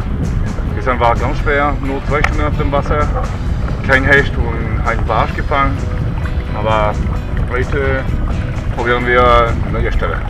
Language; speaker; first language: German; non-native, learner; French